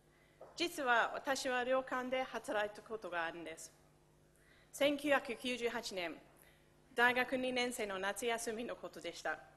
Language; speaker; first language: Japanese; non-native, fluent; English